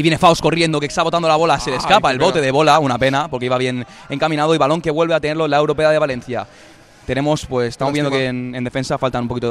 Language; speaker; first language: Spanish; native; Spanish